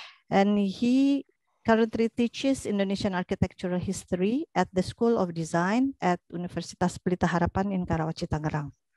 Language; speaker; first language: English; non-native, fluent; Indonesian